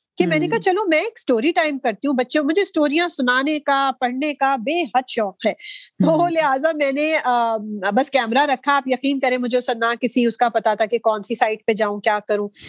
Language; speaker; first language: Urdu; native; Urdu